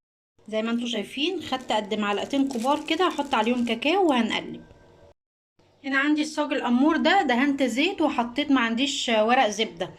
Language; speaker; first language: Arabic; native; Arabic